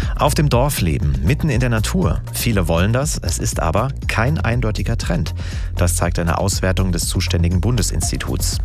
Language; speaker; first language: German; native; German